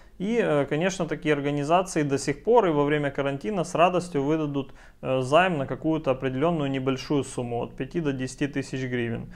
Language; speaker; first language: Russian; native; Russian